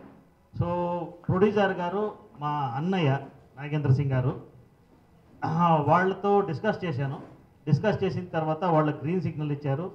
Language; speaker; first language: Telugu; non-native, fluent; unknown